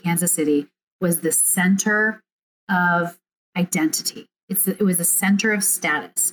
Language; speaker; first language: English; native; English